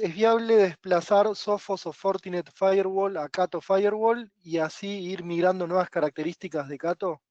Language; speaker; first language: Spanish; native; Spanish